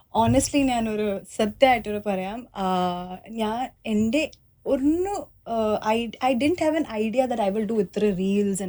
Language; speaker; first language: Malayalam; early bilingual, heritage; Malayalam